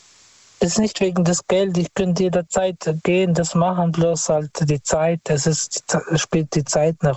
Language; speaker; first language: German; non-native, fluent; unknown